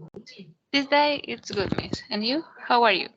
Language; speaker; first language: English; non-native, learner; Spanish